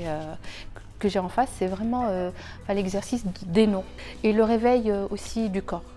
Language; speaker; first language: French; native; French